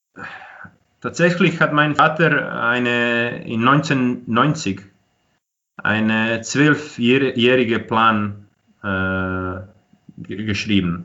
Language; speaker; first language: German; non-native, fluent; Croatian